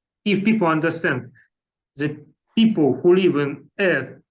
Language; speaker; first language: English; non-native, learner; Russian